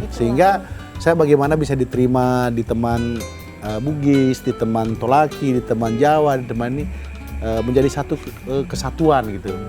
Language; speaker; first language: Indonesian; non-native, local second language; Balinese